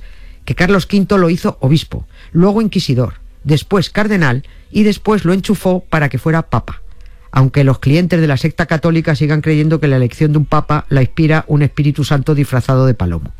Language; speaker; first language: Spanish; native; Spanish